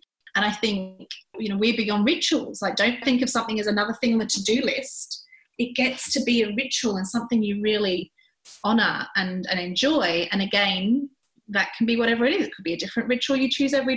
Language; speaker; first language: English; native; English